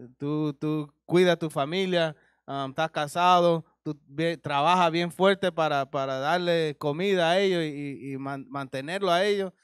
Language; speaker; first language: Spanish; early bilingual, heritage; Spanish